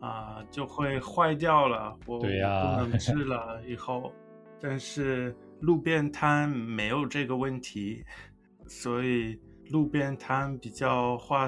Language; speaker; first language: Chinese; non-native, learner; English